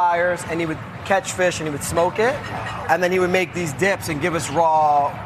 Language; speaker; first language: English; native; English